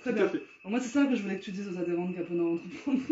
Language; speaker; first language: French; native; French